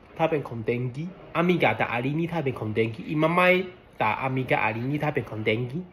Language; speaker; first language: Portuguese; non-native, learner; Malay